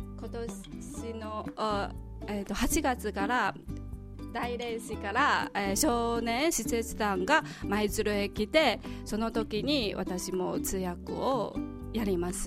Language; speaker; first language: Japanese; non-native, fluent; Chinese